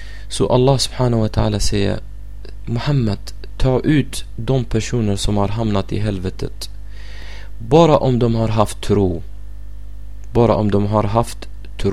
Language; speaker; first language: Swedish; non-native, fluent; Arabic